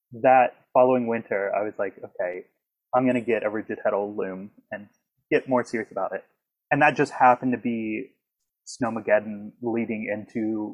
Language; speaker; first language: English; native; English